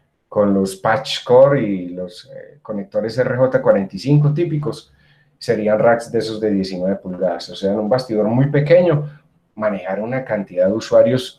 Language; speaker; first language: Spanish; native; Spanish